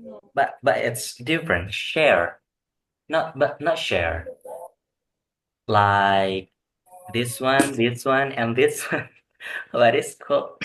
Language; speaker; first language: English; non-native, learner; Indonesian